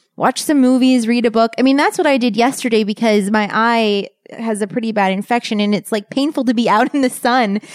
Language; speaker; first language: English; native; English